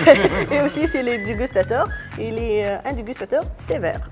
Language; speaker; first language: French; non-native, fluent; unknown